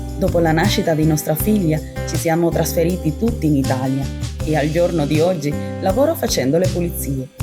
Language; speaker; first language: Italian; non-native, fluent; Spanish